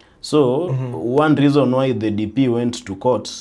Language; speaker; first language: English; non-native, local second language; Swahili